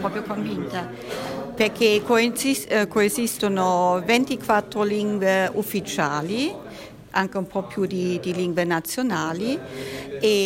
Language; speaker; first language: Italian; non-native, fluent; German